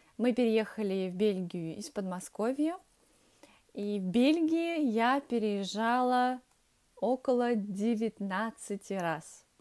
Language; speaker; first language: Russian; early bilingual, heritage; Russian